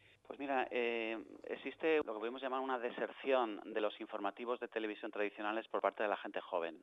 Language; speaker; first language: Spanish; native; Spanish